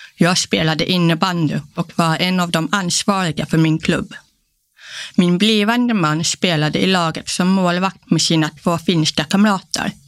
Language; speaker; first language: Swedish; native; Swedish